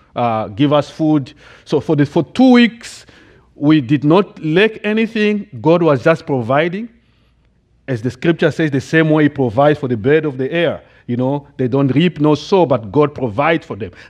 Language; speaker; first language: English; non-native, fluent; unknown